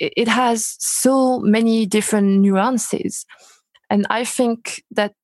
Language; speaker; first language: English; non-native, fluent; French